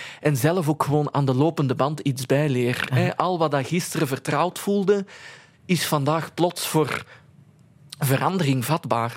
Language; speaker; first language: Dutch; early bilingual, other home language; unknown